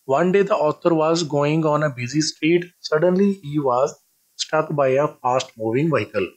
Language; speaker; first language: English; non-native, local second language; Punjabi